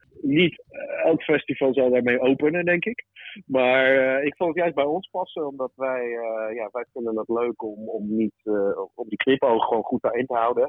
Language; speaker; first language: Dutch; early bilingual, other home language; Russian